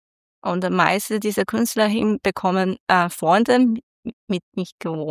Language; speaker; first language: German; non-native, learner; Chinese